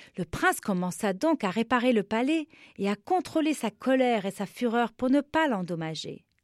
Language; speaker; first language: French; non-native, local second language; Arabic